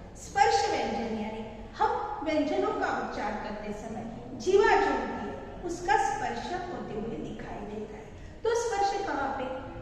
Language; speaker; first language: Hindi; non-native, local second language; Marathi